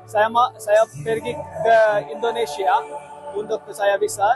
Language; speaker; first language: Indonesian; non-native, learner; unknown